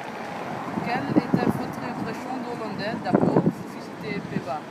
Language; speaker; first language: French; non-native, learner; Dutch